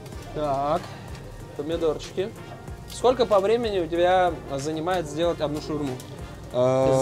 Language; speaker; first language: Russian; native; Russian